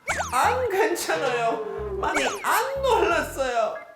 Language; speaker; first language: Korean; non-native, learner; English